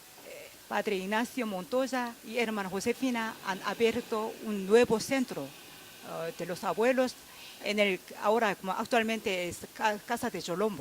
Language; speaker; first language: Spanish; non-native, fluent; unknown